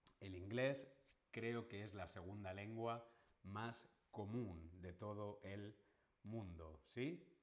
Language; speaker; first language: Spanish; native; Spanish